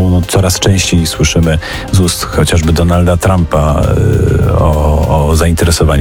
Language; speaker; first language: Polish; native; Polish